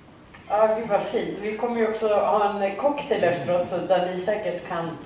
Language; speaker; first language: Swedish; native; Swedish